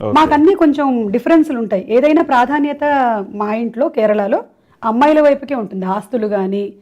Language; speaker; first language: Telugu; non-native, local second language; Malayalam